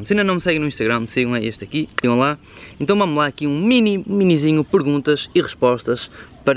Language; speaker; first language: Portuguese; native; Portuguese